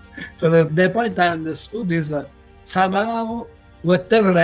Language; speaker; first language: English; non-native, learner; Italian